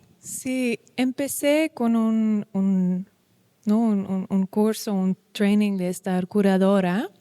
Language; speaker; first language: Spanish; non-native, learner; Dutch